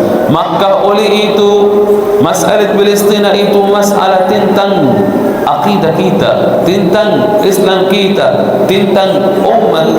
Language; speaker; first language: Indonesian; non-native, fluent; Arabic